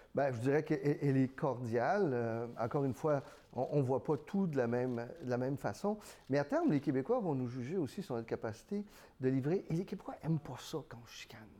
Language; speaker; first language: French; early bilingual, other home language; Spanish